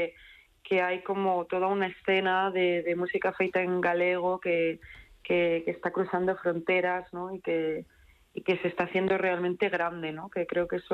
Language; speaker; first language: Galician; non-native, local second language; Spanish